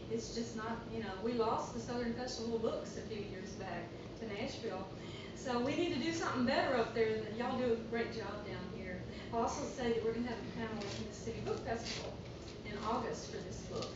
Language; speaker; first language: English; native; English